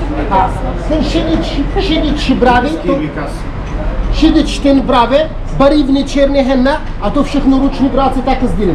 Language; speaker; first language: Czech; non-native, learner; Arabic